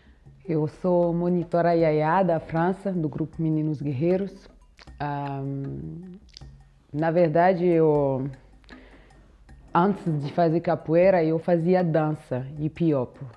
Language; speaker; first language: Portuguese; non-native, fluent; French